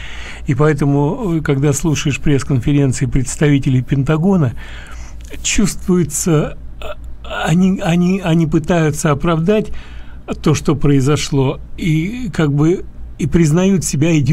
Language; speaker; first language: Russian; native; Russian